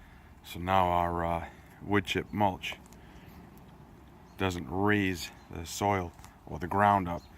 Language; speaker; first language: English; native; English